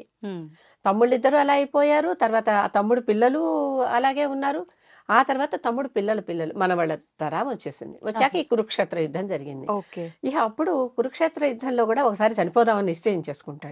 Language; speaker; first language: Telugu; native; Telugu